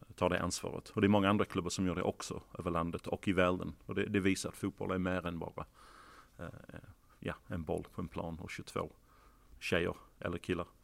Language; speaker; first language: Swedish; non-native, fluent; English